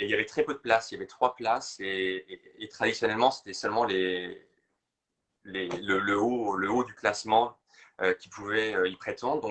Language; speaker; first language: French; native; French